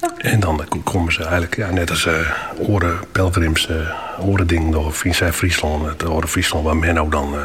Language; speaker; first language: Dutch; non-native, local second language; Western Frisian